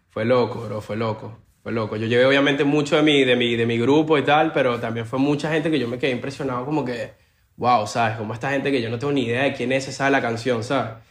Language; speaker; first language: Spanish; native; Spanish